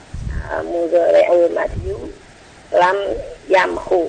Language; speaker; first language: Arabic; non-native, learner; Indonesian